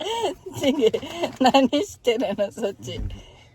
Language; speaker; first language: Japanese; non-native, fluent; Filipino